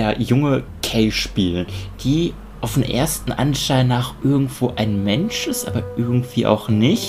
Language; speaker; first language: German; native; German